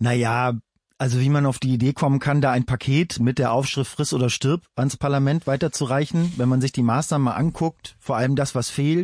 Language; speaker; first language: German; native; German